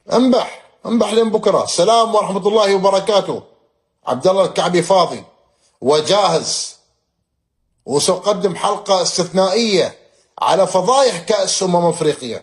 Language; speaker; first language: Arabic; native; Arabic